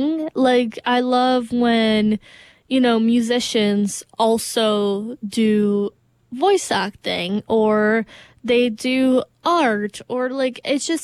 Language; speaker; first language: English; non-native, fluent; Portuguese